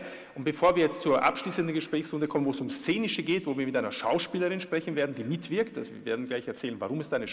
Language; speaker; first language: German; native; German